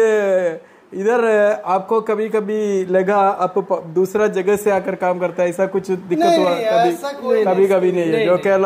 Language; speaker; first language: Hindi; non-native, learner; Malayalam